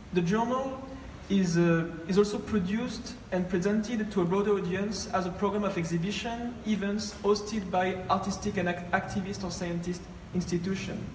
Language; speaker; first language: English; non-native, fluent; French